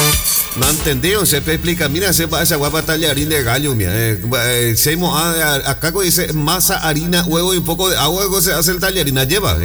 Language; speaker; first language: Spanish; native; Spanish